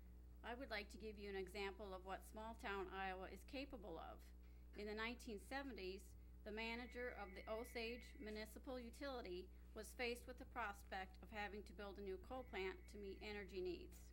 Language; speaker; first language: English; native; English